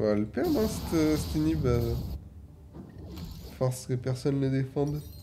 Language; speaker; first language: French; native; French